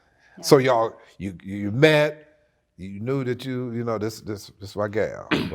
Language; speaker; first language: English; native; English